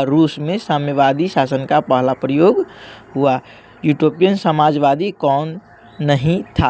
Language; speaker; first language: Hindi; native; Hindi